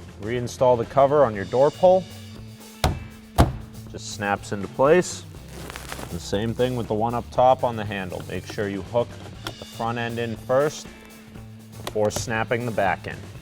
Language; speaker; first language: English; native; English